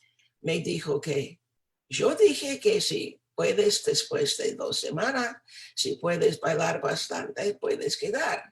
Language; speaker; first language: Spanish; non-native, fluent; English